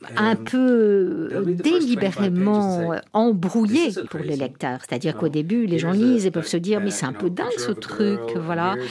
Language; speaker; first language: French; non-native, fluent; English